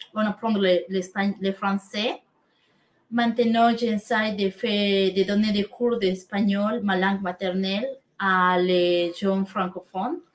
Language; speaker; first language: French; non-native, learner; Spanish